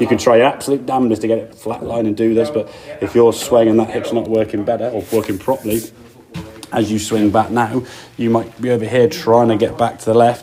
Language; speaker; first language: English; native; English